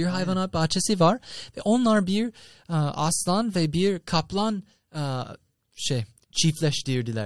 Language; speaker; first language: Turkish; non-native, fluent; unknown